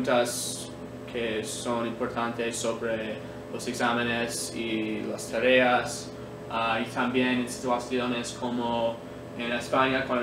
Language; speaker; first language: Spanish; non-native, learner; English